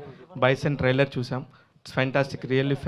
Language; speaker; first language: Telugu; native; Telugu